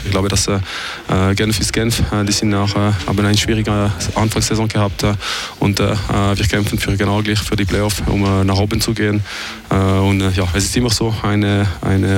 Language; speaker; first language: German; non-native, fluent; French